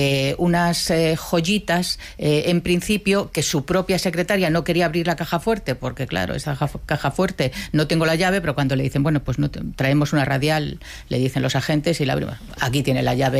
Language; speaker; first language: Spanish; native; Spanish